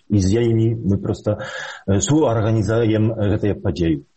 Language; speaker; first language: Belarusian; early bilingual, heritage; Polish